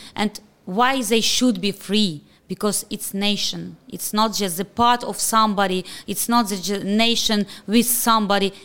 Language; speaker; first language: English; non-native, fluent; Ukrainian